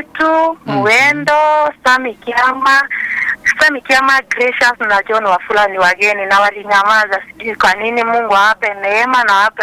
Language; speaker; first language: Swahili; non-native, local second language; Kikuyu